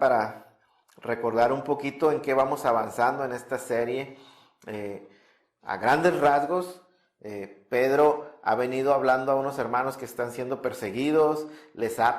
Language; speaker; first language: Spanish; native; Spanish